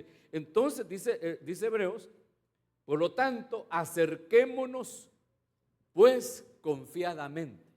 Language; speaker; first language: Spanish; native; Spanish